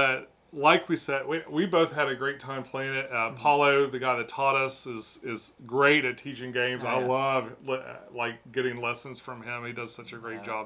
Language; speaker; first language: English; native; English